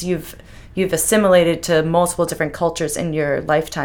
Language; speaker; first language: English; native; English